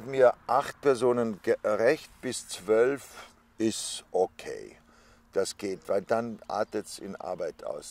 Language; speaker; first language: German; native; German